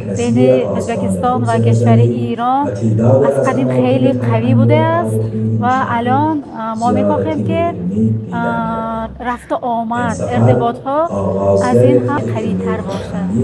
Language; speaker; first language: Persian; non-native, learner; Uzbek